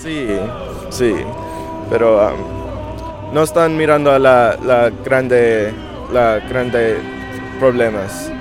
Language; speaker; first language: Spanish; early bilingual, heritage; English